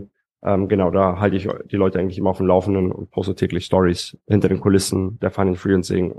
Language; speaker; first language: German; native; German